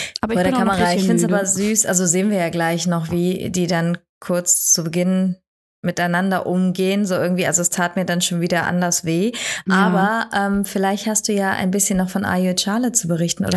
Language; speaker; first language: German; native; German